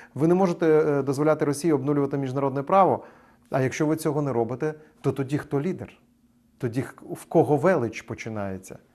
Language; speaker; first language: Ukrainian; native; Ukrainian